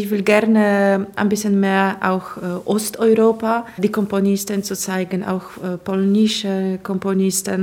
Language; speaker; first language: German; non-native, fluent; Polish